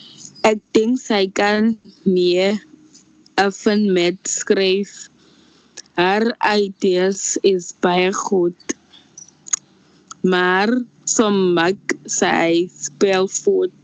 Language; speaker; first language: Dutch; non-native, learner; Afrikaans